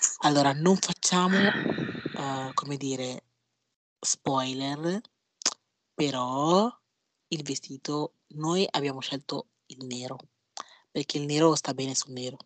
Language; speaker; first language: Italian; early bilingual, other home language; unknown